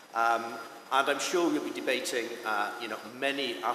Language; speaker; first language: English; native; English